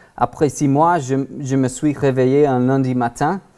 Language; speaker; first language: French; non-native, learner; English